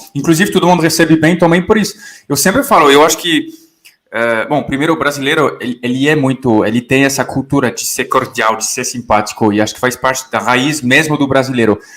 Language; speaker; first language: Portuguese; non-native, fluent; French